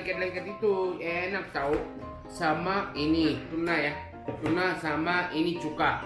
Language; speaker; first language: Indonesian; non-native, fluent; Japanese